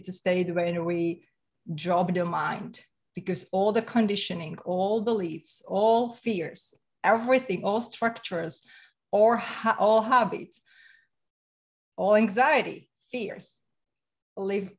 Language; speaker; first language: English; non-native, fluent; Slovak